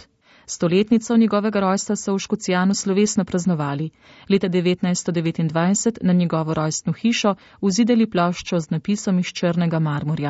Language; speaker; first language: Slovenian; native; Slovenian